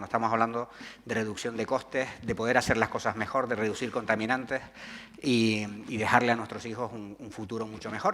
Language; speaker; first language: Spanish; native; Spanish